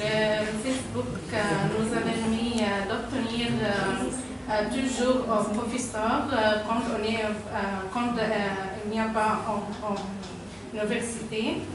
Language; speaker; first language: French; non-native, learner; Arabic